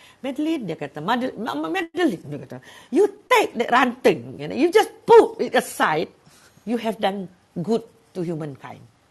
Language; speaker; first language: English; non-native, local second language; Malay